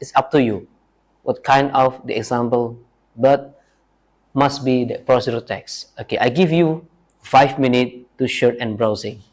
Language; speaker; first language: English; non-native, learner; Indonesian